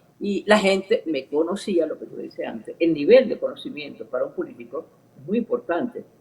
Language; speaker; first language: Spanish; early bilingual, other home language; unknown